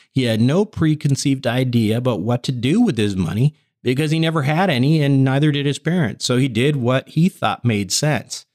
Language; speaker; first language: English; native; English